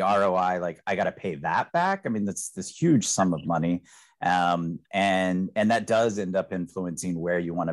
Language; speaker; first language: English; native; English